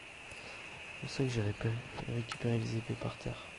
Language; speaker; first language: French; native; French